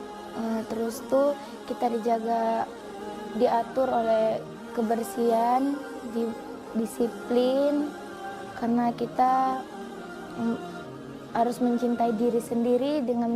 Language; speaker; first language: Indonesian; native; Indonesian